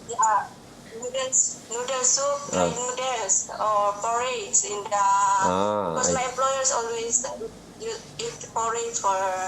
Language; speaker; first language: English; non-native, learner; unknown